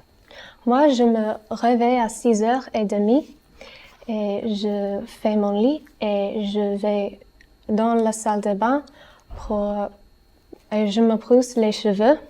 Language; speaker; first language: French; non-native, learner; English